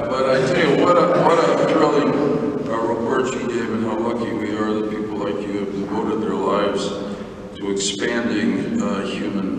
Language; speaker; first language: English; native; English